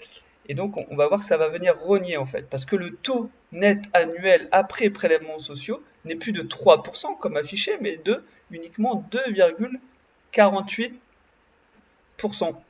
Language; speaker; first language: French; native; French